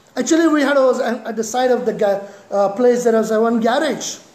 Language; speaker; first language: English; non-native, local second language; Marathi